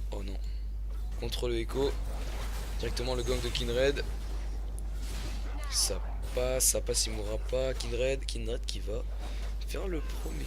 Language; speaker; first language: French; native; French